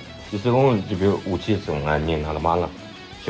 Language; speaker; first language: Russian; non-native, learner; Chinese